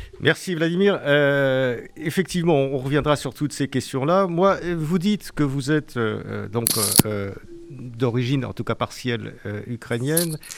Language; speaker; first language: French; native; French